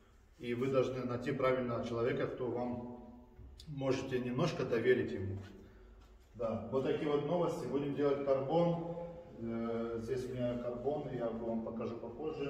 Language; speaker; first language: Russian; early bilingual, heritage; Russian